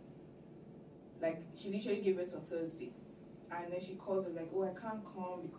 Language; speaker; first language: English; non-native, local second language; Yoruba